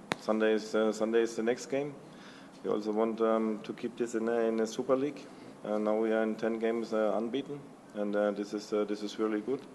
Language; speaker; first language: English; non-native, learner; German